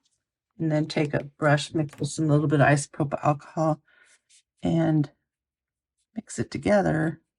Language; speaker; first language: English; native; English